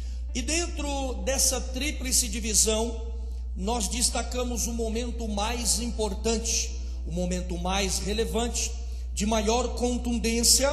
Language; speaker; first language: Portuguese; native; Portuguese